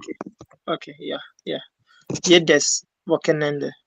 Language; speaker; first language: German; non-native, learner; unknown